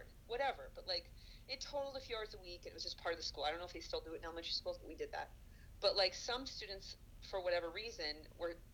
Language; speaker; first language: English; native; English